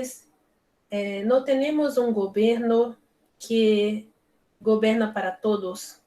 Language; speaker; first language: Spanish; non-native, learner; Portuguese